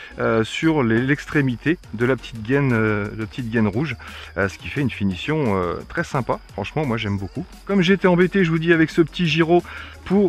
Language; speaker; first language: French; native; French